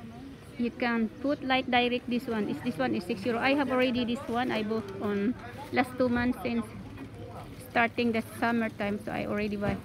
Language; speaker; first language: English; non-native, local second language; Filipino